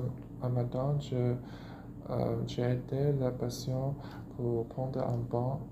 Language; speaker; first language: French; non-native, learner; Chinese